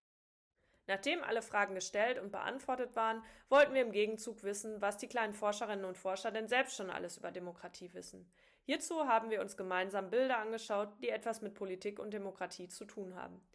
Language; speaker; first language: German; native; German